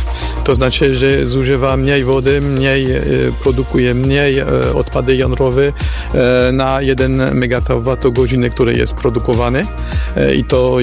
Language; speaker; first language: Polish; non-native, fluent; French